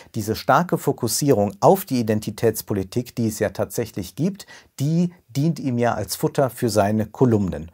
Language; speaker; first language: German; native; German